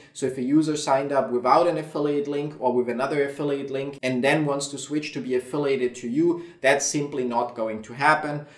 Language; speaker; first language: English; non-native, fluent; German